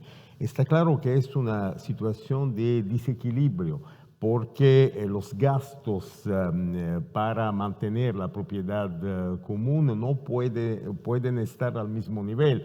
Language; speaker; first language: Spanish; non-native, fluent; Italian